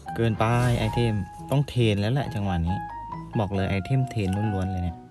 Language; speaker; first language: Thai; non-native, local second language; Northeastern Thai